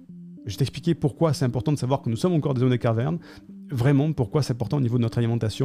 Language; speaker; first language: French; native; French